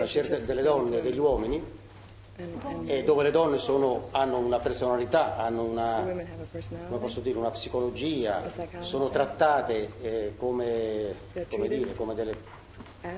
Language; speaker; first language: Italian; native; Italian